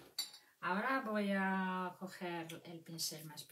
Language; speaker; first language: Spanish; non-native, fluent; Russian